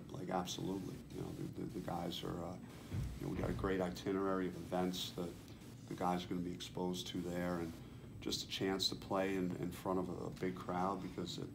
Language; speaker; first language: English; native; English